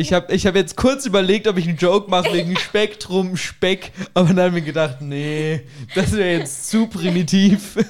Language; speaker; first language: German; native; German